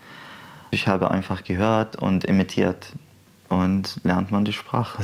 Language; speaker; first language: German; non-native, fluent; Arabic